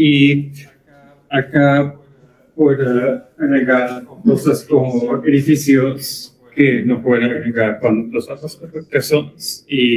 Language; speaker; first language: Spanish; non-native, learner; German